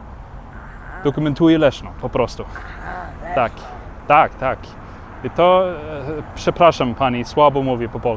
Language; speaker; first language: Polish; non-native, learner; Norwegian